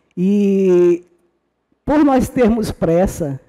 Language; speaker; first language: Portuguese; native; Portuguese